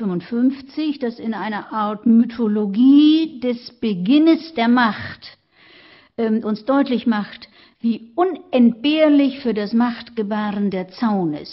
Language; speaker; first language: German; native; German